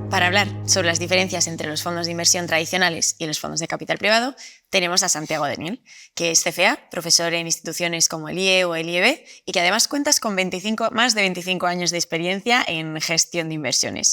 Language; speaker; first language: Spanish; native; Spanish